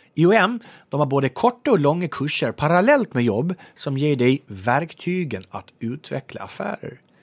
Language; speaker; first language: Swedish; native; Swedish